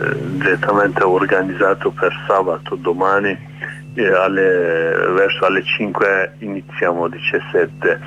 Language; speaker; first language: Italian; non-native, learner; Kurdish